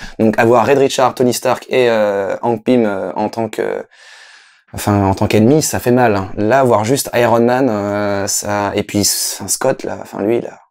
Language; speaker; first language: French; native; French